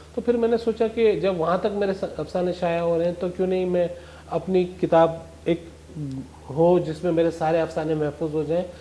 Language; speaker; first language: Urdu; non-native, local second language; Gujarati